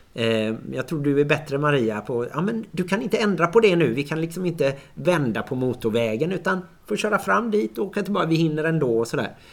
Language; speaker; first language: Swedish; native; Swedish